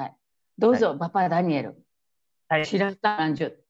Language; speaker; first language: Indonesian; non-native, fluent; Japanese